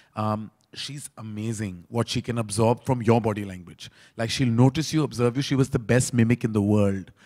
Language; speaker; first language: English; non-native, local second language; Hindi